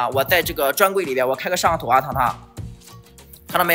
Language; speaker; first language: Chinese; native; Chinese